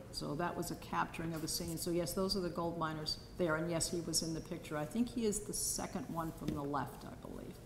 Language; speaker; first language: English; native; English